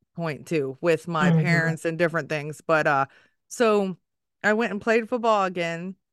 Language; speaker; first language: English; native; English